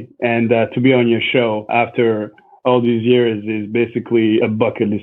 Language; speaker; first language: English; non-native, local second language; Kinyarwanda